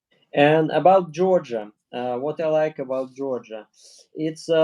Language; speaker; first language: English; non-native, learner; Russian